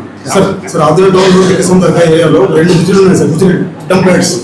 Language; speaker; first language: Telugu; native; Telugu